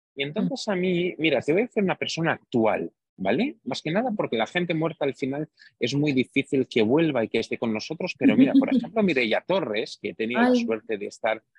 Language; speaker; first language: Spanish; non-native, fluent; Hungarian